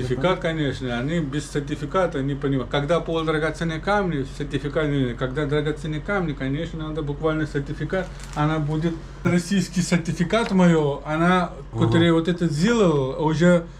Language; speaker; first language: Russian; non-native, learner; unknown